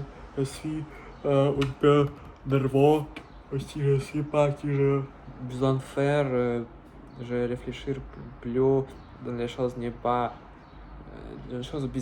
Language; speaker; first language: French; non-native, learner; Russian